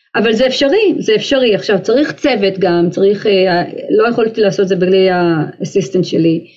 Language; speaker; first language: Hebrew; native; Hebrew